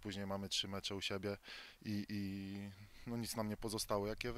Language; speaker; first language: Polish; native; Polish